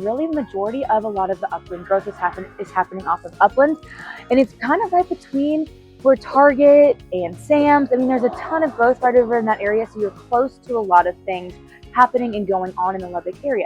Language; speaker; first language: English; native; English